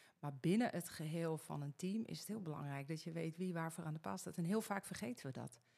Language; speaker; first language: Dutch; native; Dutch